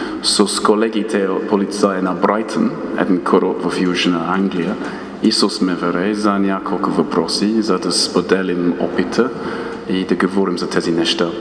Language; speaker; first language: Bulgarian; non-native, fluent; English